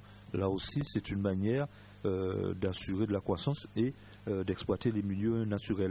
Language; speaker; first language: French; native; French